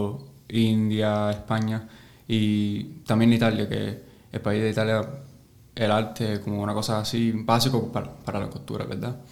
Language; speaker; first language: Spanish; early bilingual, heritage; English